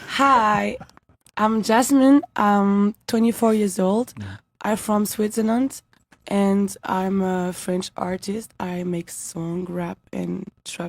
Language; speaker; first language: English; non-native, learner; French